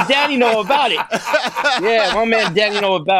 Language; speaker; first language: English; non-native, local second language; Filipino